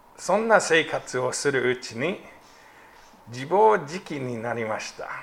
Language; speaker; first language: Japanese; non-native, fluent; English